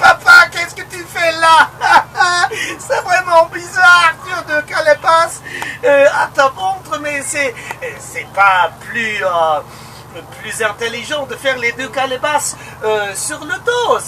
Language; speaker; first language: French; non-native, local second language; Luxembourgish